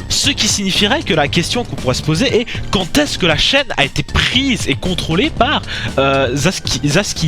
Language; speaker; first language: French; native; French